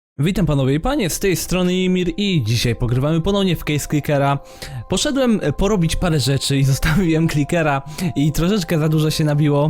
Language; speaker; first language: Polish; native; Polish